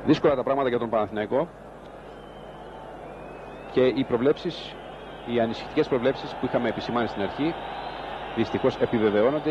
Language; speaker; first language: Greek; native; Greek